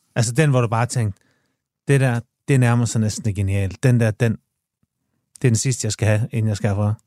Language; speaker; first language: Danish; native; Danish